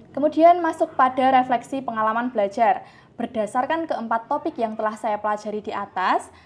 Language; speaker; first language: Indonesian; native; Indonesian